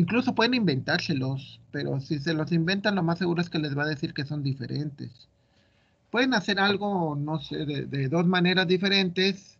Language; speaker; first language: Spanish; native; Spanish